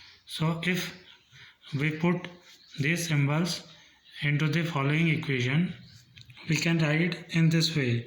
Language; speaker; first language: English; non-native, local second language; Hindi